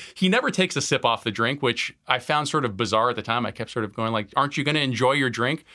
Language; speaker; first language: English; native; English